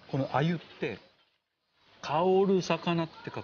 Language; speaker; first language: English; native; English